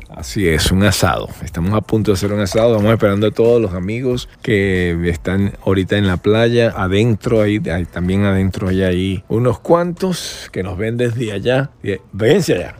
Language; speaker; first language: Spanish; native; Spanish